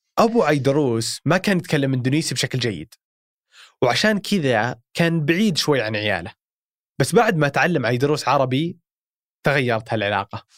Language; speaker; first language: Arabic; native; Arabic